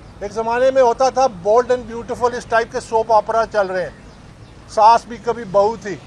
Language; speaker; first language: Urdu; non-native, local second language; Pashto